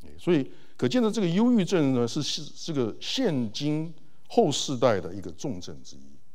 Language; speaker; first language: Chinese; early bilingual, heritage; Chinese